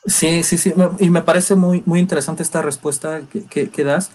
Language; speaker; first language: Spanish; native; Spanish